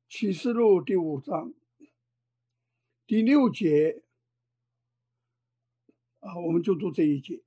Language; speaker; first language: Chinese; native; Chinese